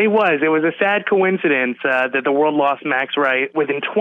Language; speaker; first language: English; native; English